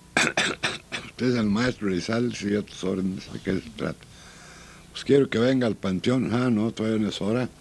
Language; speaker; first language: Spanish; native; Spanish